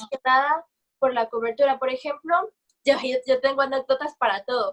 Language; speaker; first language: Spanish; native; Spanish